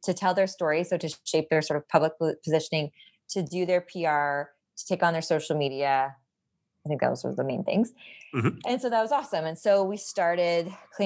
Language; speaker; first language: English; native; English